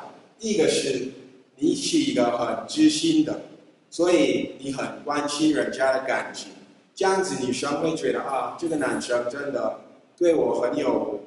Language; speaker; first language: Chinese; non-native, fluent; English